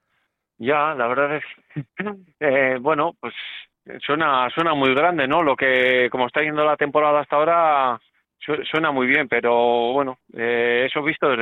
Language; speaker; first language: Spanish; native; Spanish